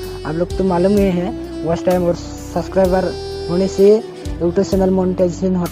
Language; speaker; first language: Hindi; non-native, local second language; Bodo